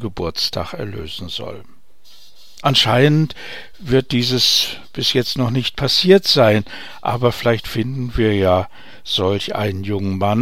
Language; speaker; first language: German; native; German